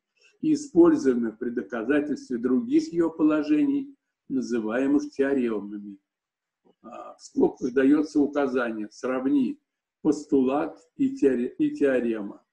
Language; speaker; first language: Russian; native; Russian